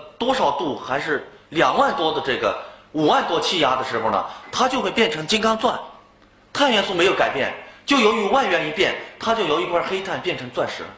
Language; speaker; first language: Chinese; native; Chinese